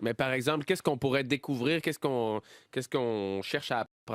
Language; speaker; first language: French; native; French